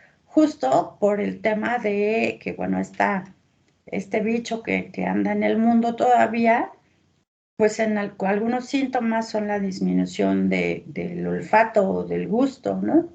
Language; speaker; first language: Spanish; native; Spanish